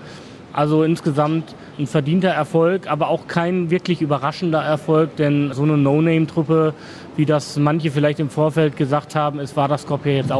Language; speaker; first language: German; native; German